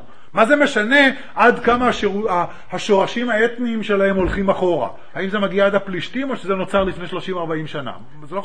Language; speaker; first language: Hebrew; native; Hebrew